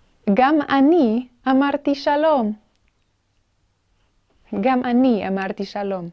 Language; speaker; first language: Hebrew; non-native, fluent; English